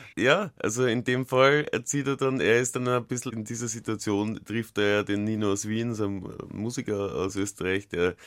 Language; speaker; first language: German; native; German